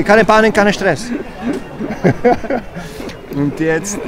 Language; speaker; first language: German; non-native, learner; Czech